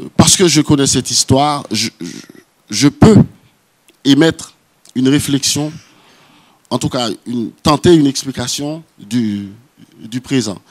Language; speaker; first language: French; non-native, local second language; Haitian Creole